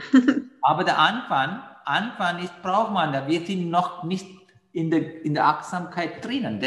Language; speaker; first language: German; non-native, fluent; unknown